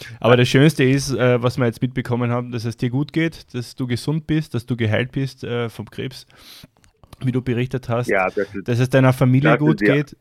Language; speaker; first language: German; native; German